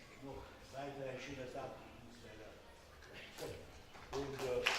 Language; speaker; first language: German; non-native, fluent; Slovenian